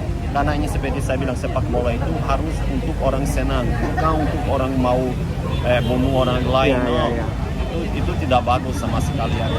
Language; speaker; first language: Indonesian; non-native, fluent; Portuguese